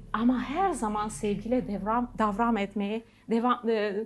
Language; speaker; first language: Turkish; non-native, fluent; Romanian